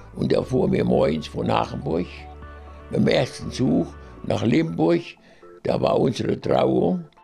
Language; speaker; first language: German; native; German